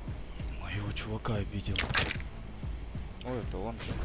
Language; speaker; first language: Russian; native; Russian